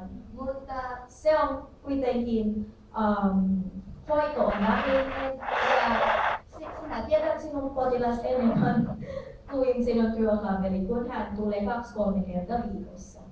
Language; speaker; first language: Finnish; non-native, learner; Filipino